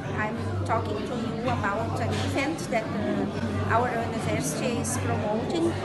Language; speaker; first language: English; non-native, fluent; Portuguese